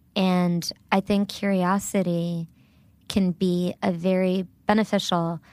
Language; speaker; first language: English; early bilingual, other home language; Gujarati